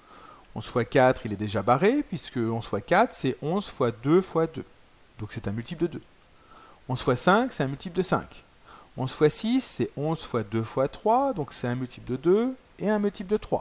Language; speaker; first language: French; native; French